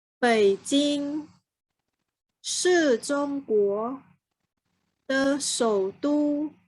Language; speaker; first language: Chinese; non-native, fluent; Thai